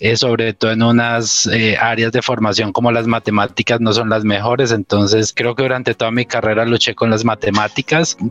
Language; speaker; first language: Spanish; native; Spanish